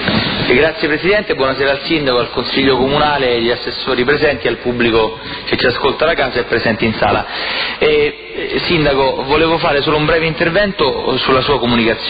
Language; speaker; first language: Italian; native; Italian